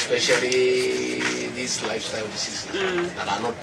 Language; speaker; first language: English; non-native, local second language; Kikuyu